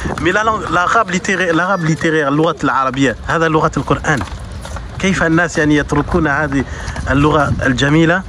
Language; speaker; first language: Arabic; non-native, fluent; French